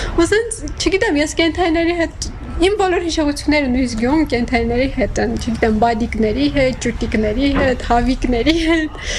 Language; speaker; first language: Armenian; native; Armenian